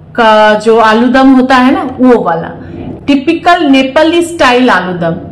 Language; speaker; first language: Hindi; native; Hindi